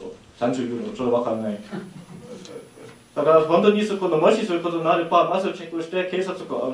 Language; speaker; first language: Japanese; non-native, learner; German